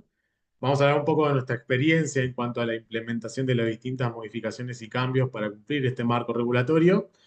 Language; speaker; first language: Spanish; native; Spanish